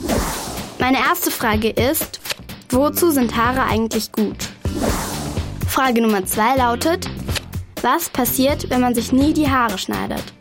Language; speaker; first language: German; native; German